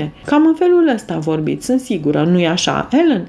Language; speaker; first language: Romanian; native; Romanian